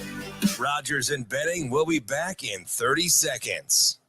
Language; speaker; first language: English; native; English